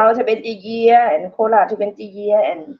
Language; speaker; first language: English; non-native, learner; Thai